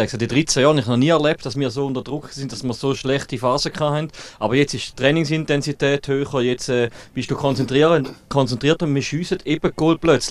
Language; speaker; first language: German; native; German